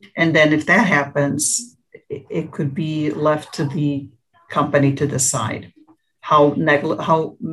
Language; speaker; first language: English; early bilingual, other home language; Portuguese